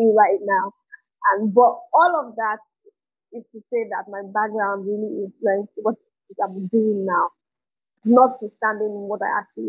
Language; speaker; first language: English; non-native, local second language; Igbo